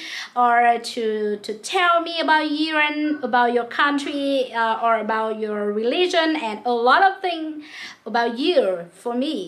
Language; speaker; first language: English; non-native, local second language; Vietnamese